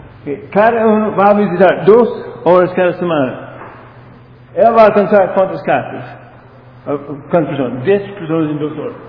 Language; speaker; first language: Spanish; non-native, fluent; English